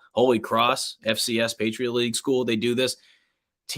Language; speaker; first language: English; native; English